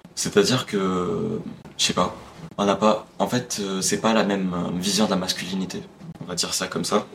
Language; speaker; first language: French; non-native, local second language; Arabic